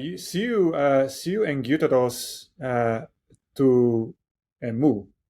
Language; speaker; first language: Greek; non-native, learner; English